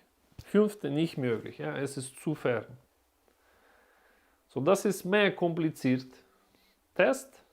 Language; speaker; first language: German; non-native, learner; Russian